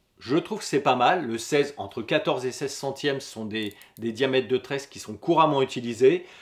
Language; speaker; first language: French; native; French